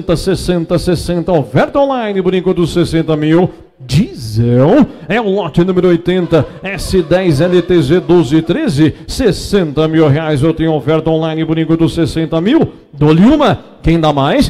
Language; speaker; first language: Portuguese; native; Portuguese